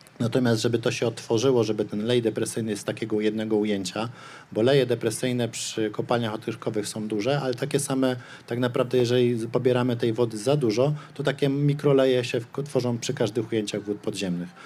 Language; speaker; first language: Polish; native; Polish